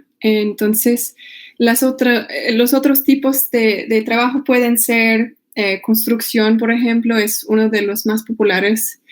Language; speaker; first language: Spanish; non-native, fluent; English